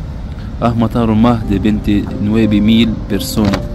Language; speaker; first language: Spanish; non-native, fluent; Arabic